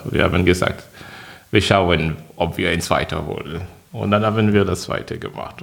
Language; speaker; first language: German; non-native, fluent; French